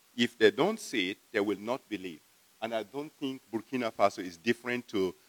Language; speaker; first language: English; non-native, fluent; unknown